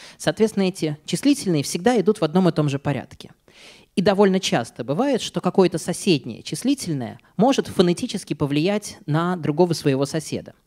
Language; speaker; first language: Russian; native; Russian